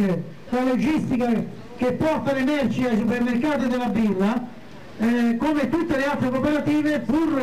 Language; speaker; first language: Italian; native; Italian